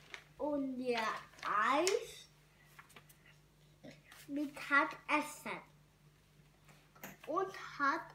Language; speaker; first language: German; non-native, learner; Hungarian